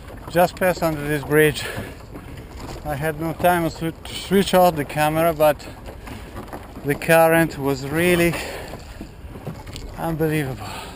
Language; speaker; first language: English; non-native, fluent; Italian